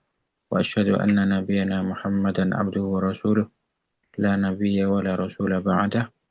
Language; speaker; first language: Arabic; non-native, fluent; Indonesian